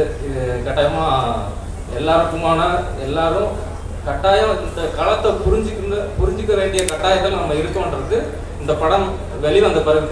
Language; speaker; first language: Tamil; native; Tamil